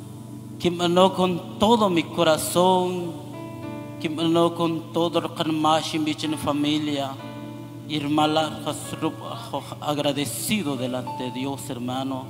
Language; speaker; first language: Spanish; non-native, local second language; Kʼicheʼ